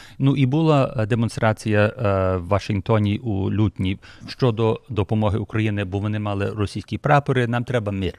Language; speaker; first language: Ukrainian; early bilingual, heritage; Ukrainian